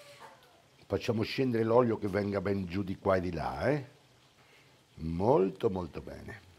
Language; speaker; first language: Italian; native; Italian